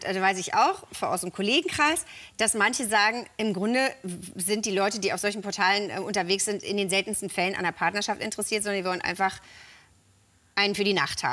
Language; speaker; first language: German; native; German